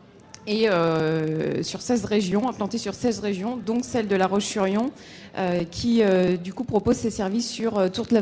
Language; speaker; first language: French; native; French